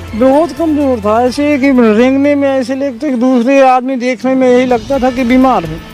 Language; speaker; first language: Hindi; native; Hindi